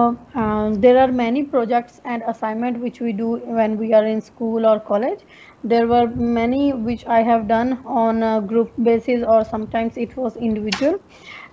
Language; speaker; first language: English; non-native, local second language; Punjabi